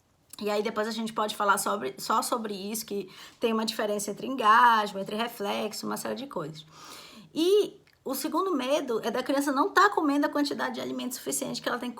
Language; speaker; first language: Portuguese; native; Portuguese